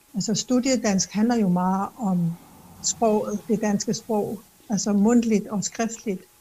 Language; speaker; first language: Danish; non-native, local second language; Kalaallisut